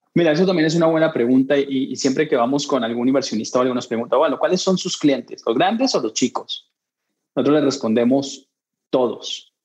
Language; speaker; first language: Spanish; native; Spanish